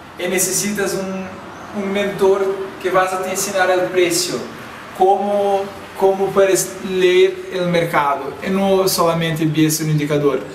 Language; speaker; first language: Spanish; non-native, learner; Portuguese